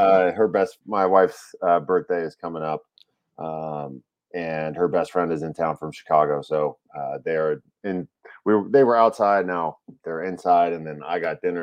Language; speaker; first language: English; native; English